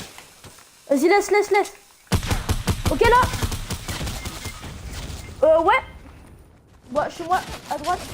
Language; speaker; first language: French; native; French